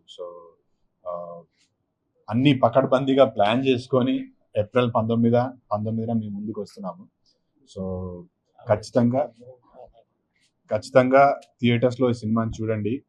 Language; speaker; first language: Telugu; native; Telugu